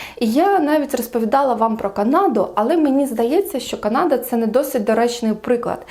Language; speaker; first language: Ukrainian; non-native, local second language; Russian